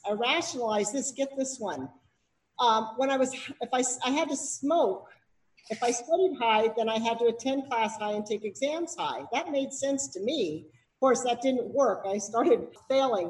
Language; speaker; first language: English; native; English